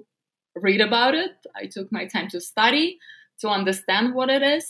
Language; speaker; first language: English; non-native, fluent; Russian